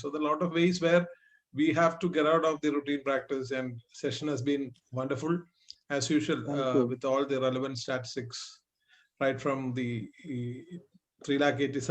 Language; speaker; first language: English; non-native, local second language; Malayalam